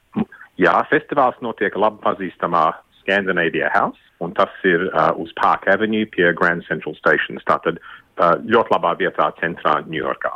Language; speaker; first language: Latvian; early bilingual, heritage; Latvian